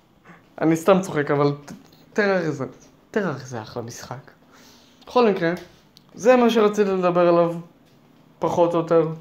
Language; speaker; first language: Hebrew; native; Hebrew